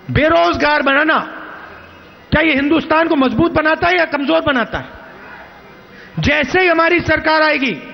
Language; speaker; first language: Hindi; native; Hindi